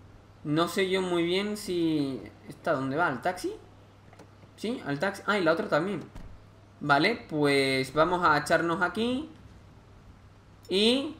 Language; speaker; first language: Spanish; native; Spanish